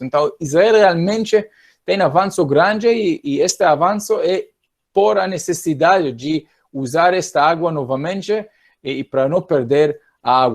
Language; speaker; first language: Portuguese; non-native, fluent; Hebrew